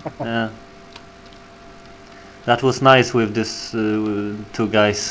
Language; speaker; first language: English; non-native, learner; Polish